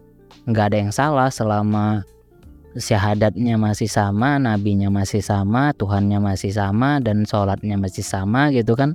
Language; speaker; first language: Indonesian; native; Indonesian